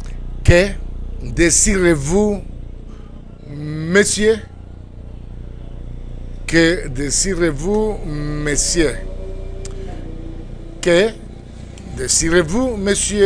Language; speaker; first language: French; non-native, fluent; Spanish